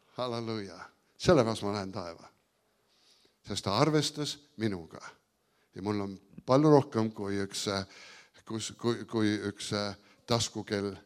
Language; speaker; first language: Estonian; early bilingual, heritage; Estonian